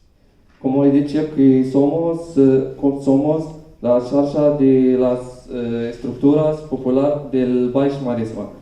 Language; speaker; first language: Spanish; non-native, learner; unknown